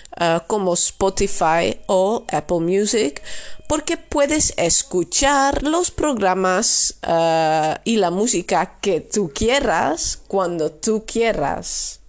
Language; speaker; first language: Spanish; non-native, fluent; Dutch